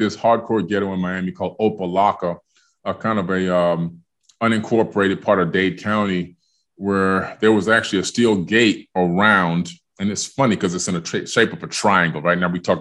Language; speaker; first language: English; native; English